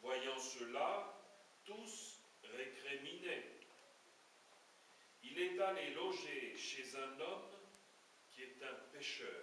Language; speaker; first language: French; native; French